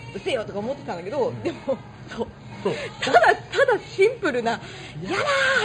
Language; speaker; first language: Japanese; native; Japanese